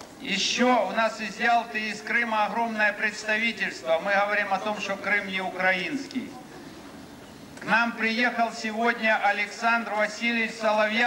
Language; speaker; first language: Russian; native; Russian